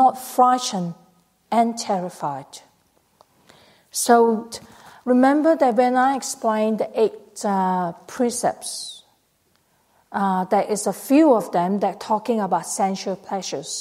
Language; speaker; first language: English; non-native, local second language; Cantonese